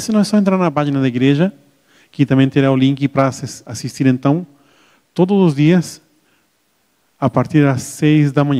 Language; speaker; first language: Portuguese; native; Portuguese